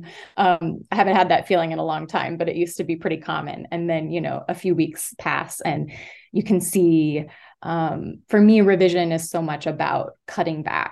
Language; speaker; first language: English; native; English